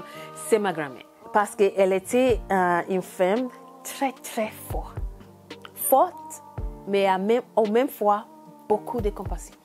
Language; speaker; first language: French; non-native, learner; English